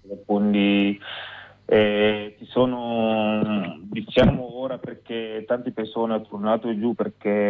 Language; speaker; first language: Italian; non-native, learner; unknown